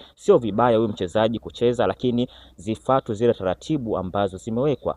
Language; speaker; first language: Swahili; native; Swahili